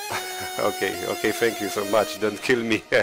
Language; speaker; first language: English; non-native, learner; Polish